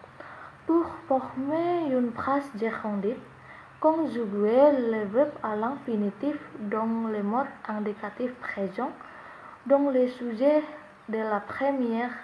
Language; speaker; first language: French; non-native, learner; Indonesian